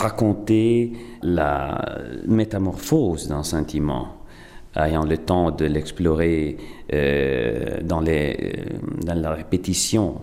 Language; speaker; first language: French; non-native, fluent; Italian